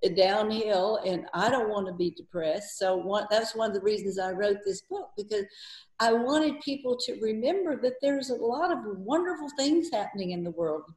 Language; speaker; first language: English; native; English